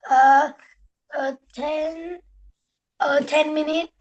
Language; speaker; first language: English; non-native, learner; Vietnamese